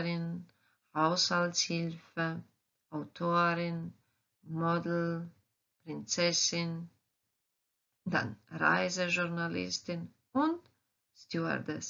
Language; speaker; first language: German; non-native, fluent; Croatian